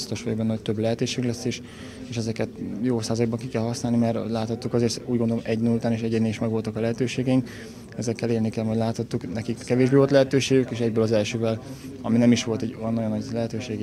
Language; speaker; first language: Hungarian; native; Hungarian